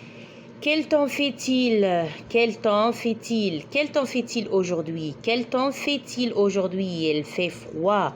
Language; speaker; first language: French; non-native, fluent; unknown